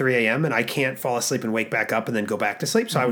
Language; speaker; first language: English; native; English